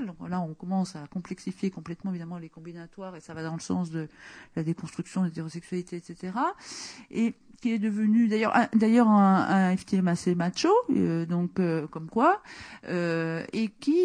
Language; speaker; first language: French; native; French